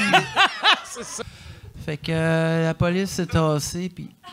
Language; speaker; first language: French; native; French